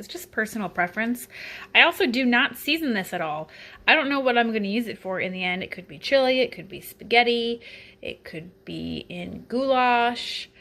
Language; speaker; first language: English; native; English